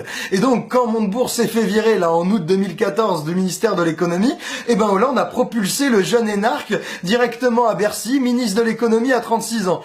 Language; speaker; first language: French; native; French